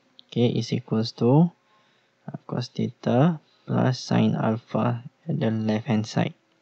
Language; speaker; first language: English; non-native, local second language; Malay